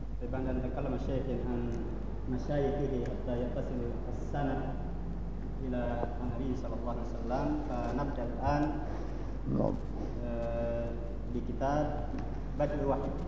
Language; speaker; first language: Arabic; non-native, fluent; Indonesian